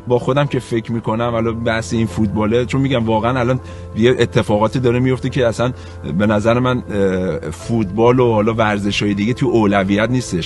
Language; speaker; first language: Persian; native; Persian